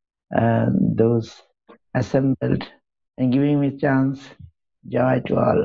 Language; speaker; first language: English; non-native, local second language; Bangla